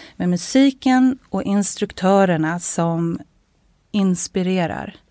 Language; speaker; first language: Swedish; native; Swedish